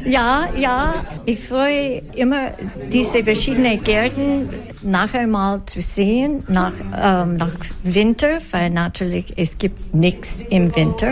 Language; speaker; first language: German; non-native, learner; English